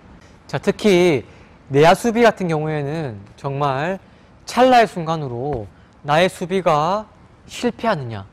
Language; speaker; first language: Korean; native; Korean